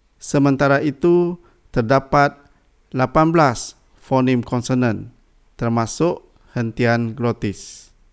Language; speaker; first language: Malay; non-native, local second language; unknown